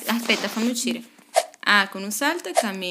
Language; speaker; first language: Italian; non-native, fluent; Spanish